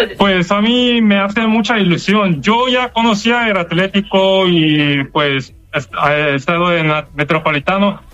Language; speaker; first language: Spanish; non-native, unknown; Korean